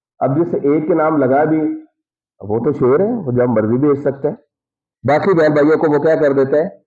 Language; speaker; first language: Urdu; non-native, local second language; Punjabi